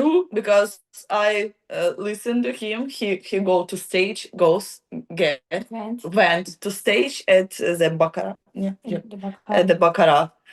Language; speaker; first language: English; non-native, learner; Ukrainian